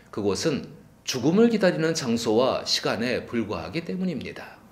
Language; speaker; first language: Korean; native; Korean